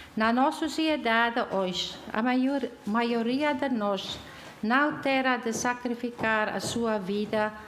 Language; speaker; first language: Portuguese; non-native, fluent; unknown